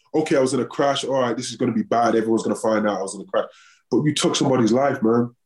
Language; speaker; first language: English; native; English